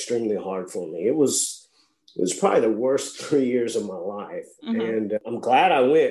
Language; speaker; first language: English; native; English